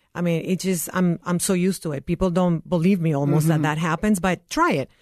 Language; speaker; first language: English; non-native, fluent; Spanish